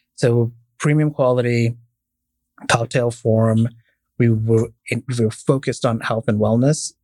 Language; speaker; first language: English; non-native, fluent; Arabic